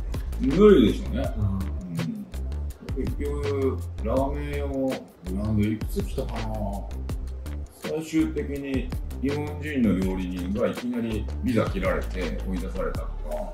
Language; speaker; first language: Japanese; native; Japanese